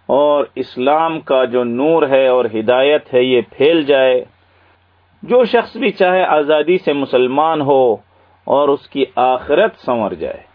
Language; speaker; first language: Urdu; native; Urdu